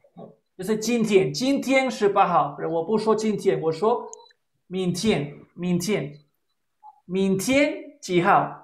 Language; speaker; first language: Chinese; non-native, fluent; Spanish